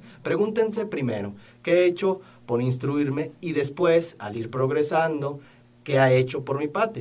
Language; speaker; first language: Spanish; native; Spanish